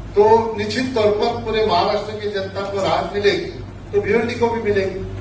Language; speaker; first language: Hindi; non-native, local second language; Marathi